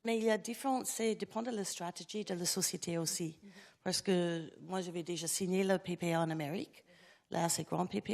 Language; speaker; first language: French; non-native, learner; English